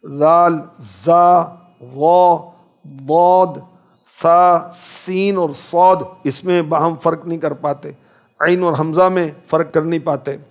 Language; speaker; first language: Urdu; native; Urdu